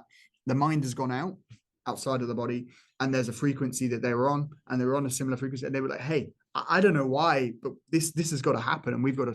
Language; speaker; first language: English; native; English